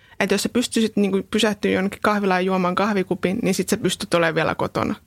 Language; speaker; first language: Finnish; native; Finnish